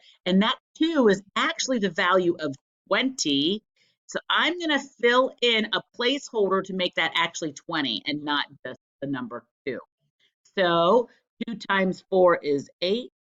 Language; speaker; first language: English; native; English